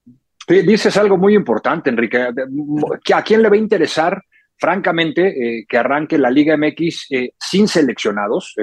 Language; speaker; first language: Spanish; native; Spanish